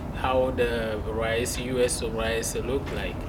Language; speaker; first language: English; non-native, fluent; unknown